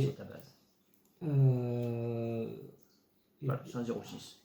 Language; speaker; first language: French; native; French